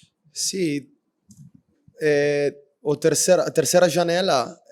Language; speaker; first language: Portuguese; non-native, fluent; Italian